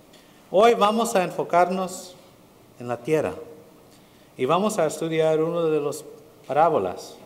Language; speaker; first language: Spanish; early bilingual, heritage; Spanish